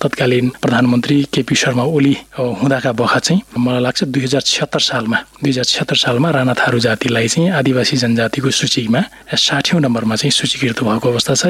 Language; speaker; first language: Nepali; non-native, local second language; Rana Tharu